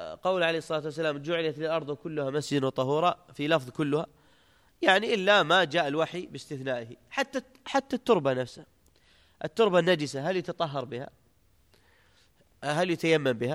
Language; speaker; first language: Arabic; native; Arabic